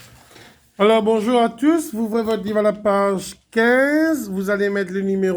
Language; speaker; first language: French; non-native, local second language; Morisyen